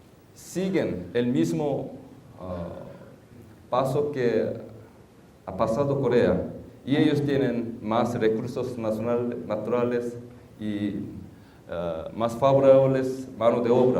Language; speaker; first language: Spanish; non-native, fluent; Korean